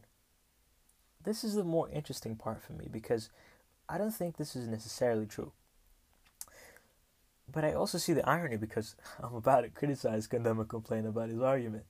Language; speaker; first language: English; non-native, local second language; Kinyarwanda